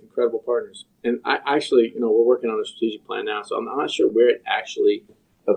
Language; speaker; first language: English; native; English